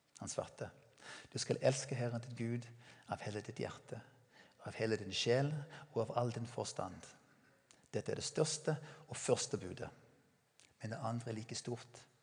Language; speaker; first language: Norwegian; non-native, fluent; English